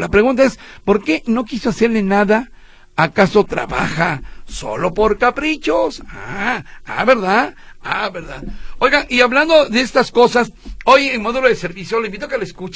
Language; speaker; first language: Spanish; native; Spanish